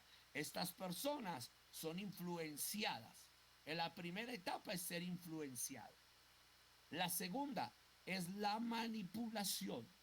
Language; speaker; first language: Spanish; native; Spanish